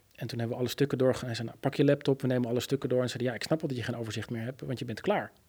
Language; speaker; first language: Dutch; native; Dutch